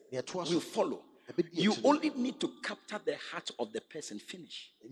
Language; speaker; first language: English; non-native, local second language; Ga